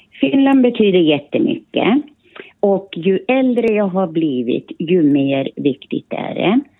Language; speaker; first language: Swedish; early bilingual, other home language; Finnish